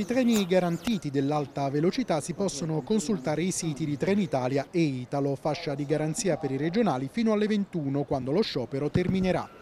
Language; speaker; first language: Italian; native; Italian